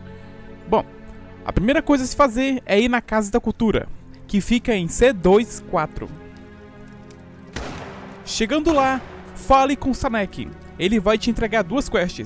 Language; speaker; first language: Portuguese; native; Portuguese